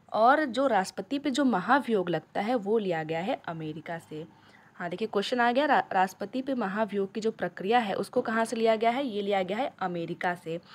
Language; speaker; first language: Hindi; native; Hindi